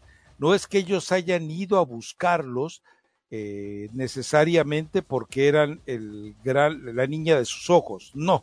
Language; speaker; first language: Spanish; native; Spanish